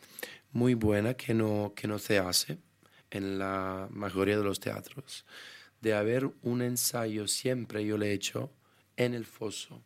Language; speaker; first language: Spanish; non-native, fluent; Italian